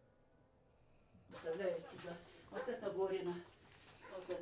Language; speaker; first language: Russian; native; Russian